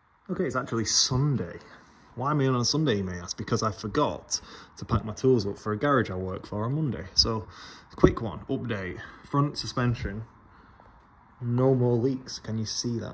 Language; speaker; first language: English; native; English